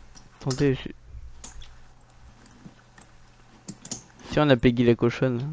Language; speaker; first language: French; native; French